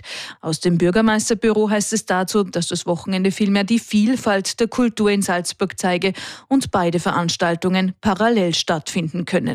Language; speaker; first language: German; native; German